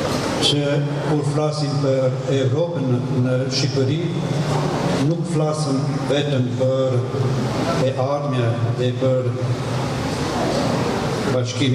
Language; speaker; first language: Albanian; non-native, fluent; French